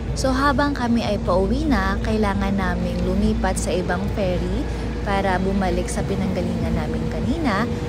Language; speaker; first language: Filipino; native; Filipino